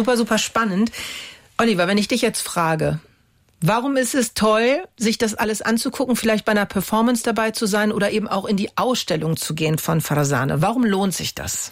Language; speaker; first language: German; native; German